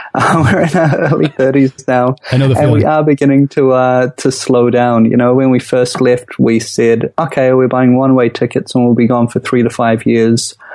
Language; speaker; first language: English; native; English